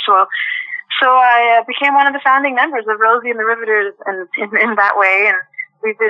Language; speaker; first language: English; non-native, fluent; French